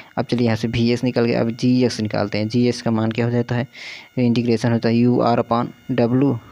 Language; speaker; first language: Hindi; native; Hindi